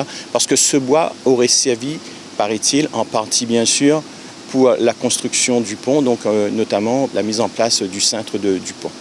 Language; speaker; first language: French; native; French